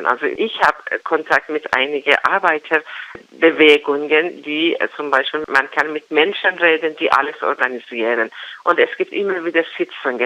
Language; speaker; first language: German; non-native, fluent; Persian